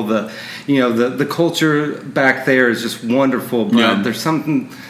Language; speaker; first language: English; native; English